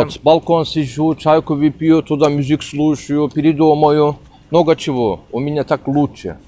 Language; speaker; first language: Russian; non-native, learner; Turkish